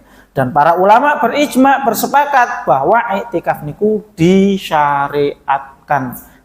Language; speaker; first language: Indonesian; non-native, local second language; Javanese